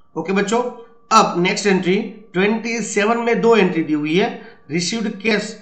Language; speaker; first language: Hindi; non-native, local second language; Gujarati